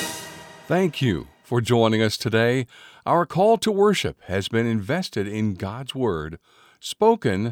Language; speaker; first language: English; native; English